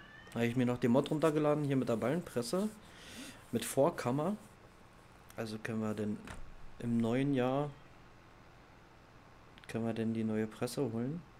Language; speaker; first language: German; native; German